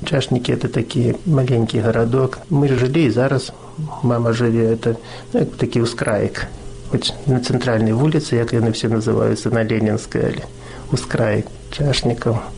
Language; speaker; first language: Belarusian; native; Belarusian